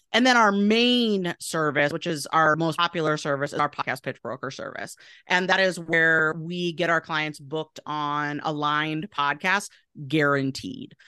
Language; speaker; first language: English; native; English